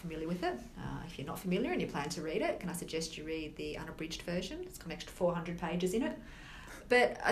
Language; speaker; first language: English; native; English